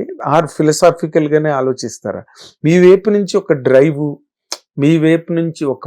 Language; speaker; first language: Telugu; native; Telugu